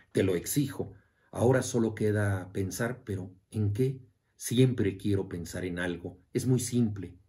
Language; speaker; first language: Spanish; native; Spanish